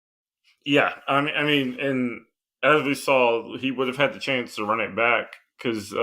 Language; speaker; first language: English; native; English